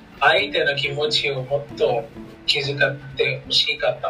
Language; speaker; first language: Japanese; non-native, learner; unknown